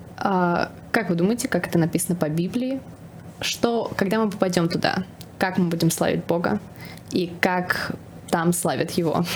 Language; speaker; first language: Russian; non-native, local second language; Armenian